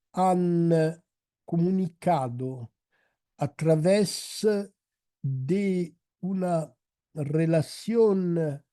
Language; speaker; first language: Spanish; non-native, fluent; Italian